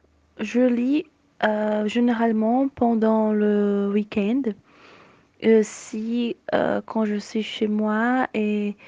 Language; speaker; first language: French; non-native, fluent; Portuguese